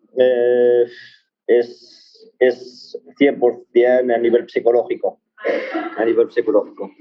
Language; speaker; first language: Spanish; early bilingual, other home language; Arabic